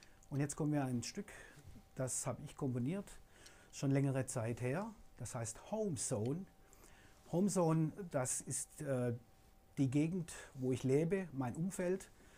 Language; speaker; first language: German; native; German